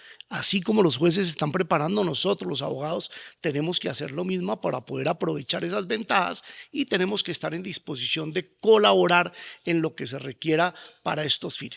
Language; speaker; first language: Spanish; native; Spanish